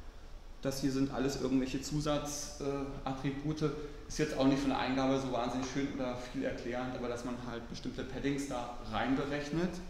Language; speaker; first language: German; native; German